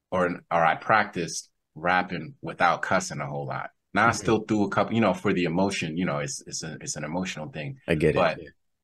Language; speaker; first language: English; native; English